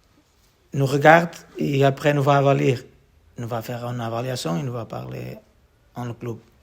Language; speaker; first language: French; non-native, learner; Portuguese